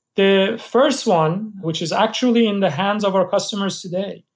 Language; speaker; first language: English; non-native, fluent; Persian